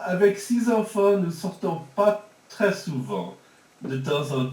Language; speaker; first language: French; early bilingual, heritage; French